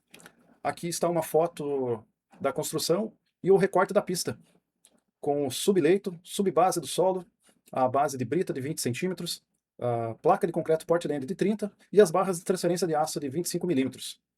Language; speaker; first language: Portuguese; native; Portuguese